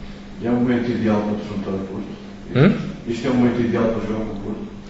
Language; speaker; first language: Portuguese; native; Portuguese